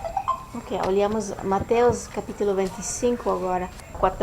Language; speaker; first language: Portuguese; non-native, fluent; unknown